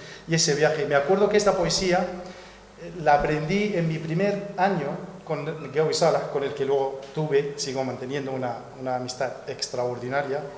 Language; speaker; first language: Spanish; native; Spanish